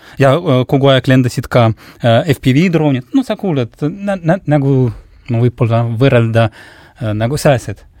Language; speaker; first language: Estonian; non-native, local second language; Russian